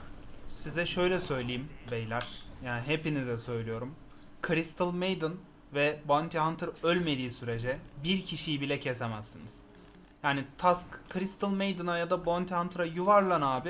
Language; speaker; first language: Turkish; native; Turkish